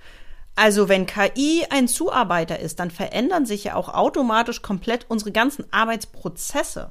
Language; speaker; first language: German; native; German